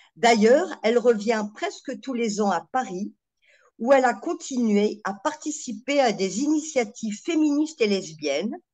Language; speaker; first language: French; native; French